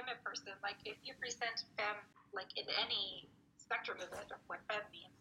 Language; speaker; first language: English; non-native, fluent; Spanish